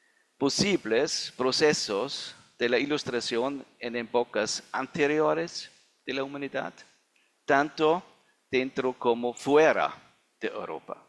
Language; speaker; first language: Spanish; non-native, fluent; German